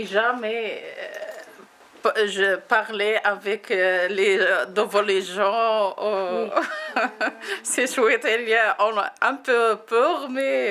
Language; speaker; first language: French; non-native, local second language; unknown